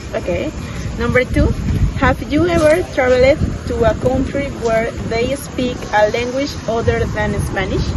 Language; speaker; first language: English; non-native, fluent; Spanish